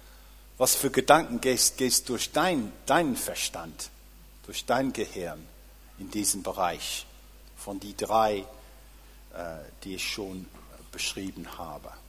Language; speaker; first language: German; non-native, fluent; English